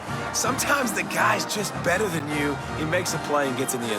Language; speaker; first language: English; native; English